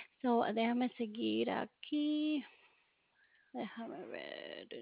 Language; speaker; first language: Spanish; early bilingual, other home language; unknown